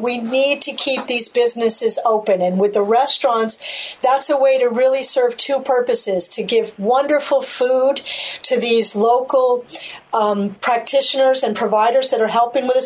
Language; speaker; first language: English; native; English